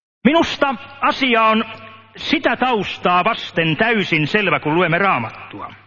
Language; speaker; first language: Finnish; native; Finnish